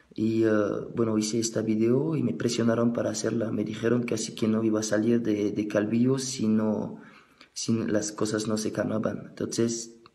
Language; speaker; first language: Spanish; non-native, fluent; French